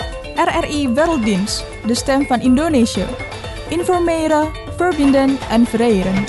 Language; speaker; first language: Dutch; non-native, fluent; Indonesian